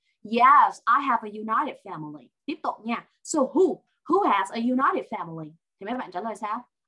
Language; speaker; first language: English; non-native, fluent; Vietnamese